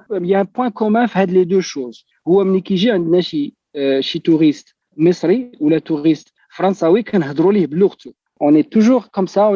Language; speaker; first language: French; non-native, local second language; Arabic